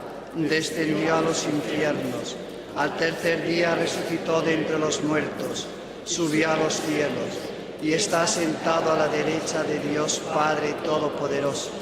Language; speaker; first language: Spanish; native; Spanish